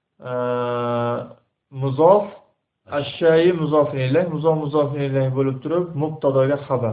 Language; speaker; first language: Arabic; non-native, learner; Uzbek